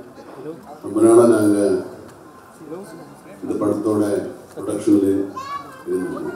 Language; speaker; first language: Tamil; non-native, fluent; Malayalam